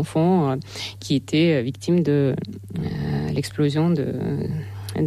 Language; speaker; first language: French; non-native, fluent; Russian